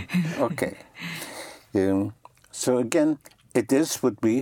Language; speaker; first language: English; non-native, fluent; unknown